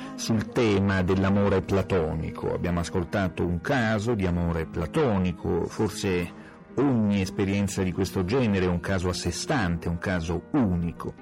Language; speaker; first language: Italian; native; Italian